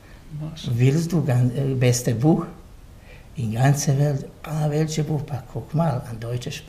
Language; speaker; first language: German; non-native, learner; Bosnian